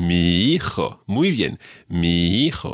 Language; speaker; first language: Spanish; non-native, fluent; English